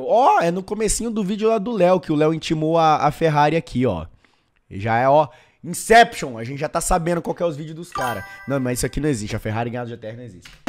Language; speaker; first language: Portuguese; native; Portuguese